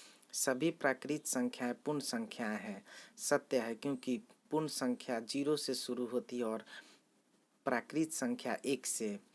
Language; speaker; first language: Hindi; native; Hindi